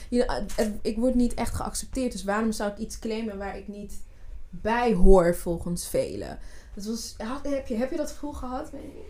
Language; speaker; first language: Dutch; early bilingual, other home language; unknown